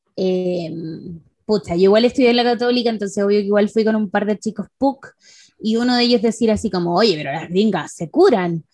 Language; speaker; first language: Spanish; native; Spanish